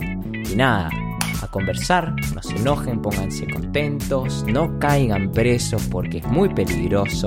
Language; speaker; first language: Spanish; native; Spanish